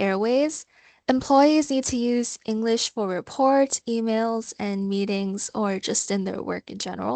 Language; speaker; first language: English; non-native, fluent; Thai